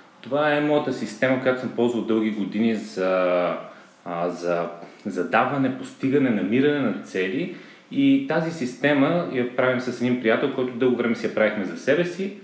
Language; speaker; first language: Bulgarian; native; Bulgarian